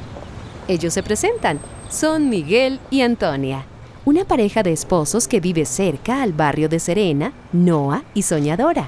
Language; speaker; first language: Spanish; native; Spanish